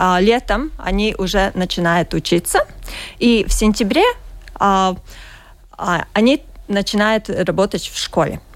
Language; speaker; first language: Russian; non-native, learner; Latvian